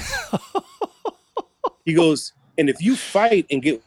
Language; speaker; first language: English; early bilingual, other home language; Spanish